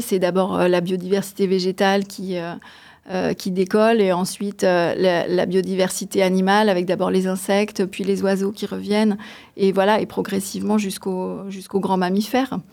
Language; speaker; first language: French; native; French